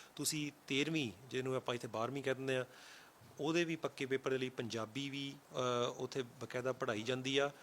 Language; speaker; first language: Punjabi; early bilingual, heritage; Punjabi